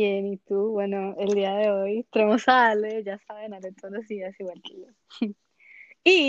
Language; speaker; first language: Spanish; native; Spanish